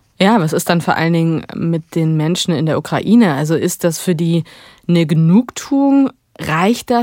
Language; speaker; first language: German; native; German